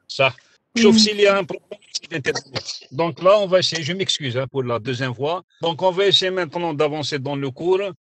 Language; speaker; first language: French; non-native, local second language; Arabic